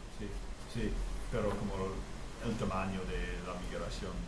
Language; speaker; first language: Spanish; non-native, fluent; English